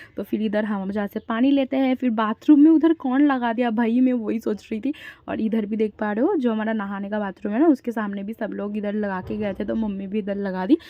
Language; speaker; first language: Hindi; non-native, local second language; Bangla